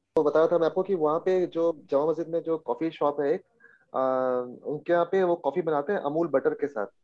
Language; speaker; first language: Hindi; native; Hindi